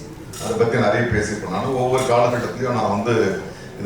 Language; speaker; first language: Tamil; native; Tamil